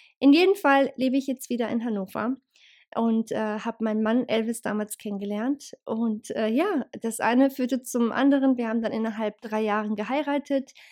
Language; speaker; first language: German; early bilingual, other home language; Bosnian